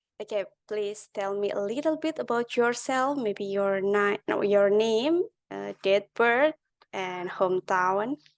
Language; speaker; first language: English; non-native, learner; Indonesian